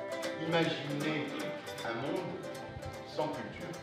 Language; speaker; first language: French; non-native, fluent; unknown